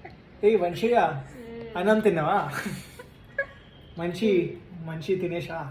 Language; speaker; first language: Telugu; non-native, learner; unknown